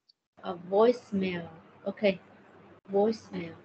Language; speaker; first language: English; non-native, learner; Thai